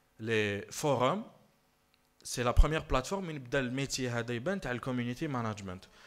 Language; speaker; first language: French; non-native, local second language; Arabic